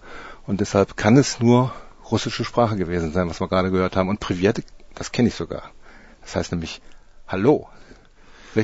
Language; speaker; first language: German; native; German